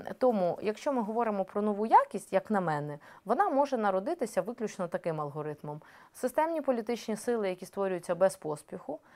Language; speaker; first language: Ukrainian; native; Ukrainian